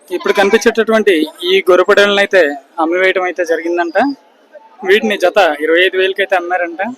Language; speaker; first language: Telugu; native; Telugu